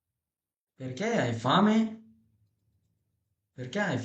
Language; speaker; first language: Italian; non-native, fluent; Bangla